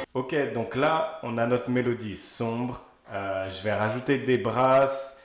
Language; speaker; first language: French; native; French